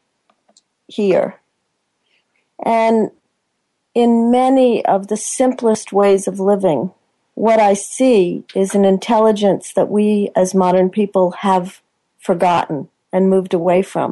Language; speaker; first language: English; native; English